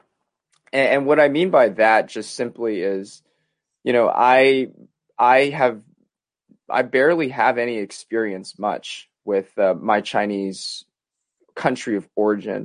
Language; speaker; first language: English; native; English